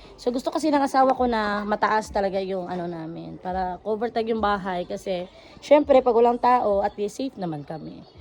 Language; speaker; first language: Filipino; non-native, local second language; Cebuano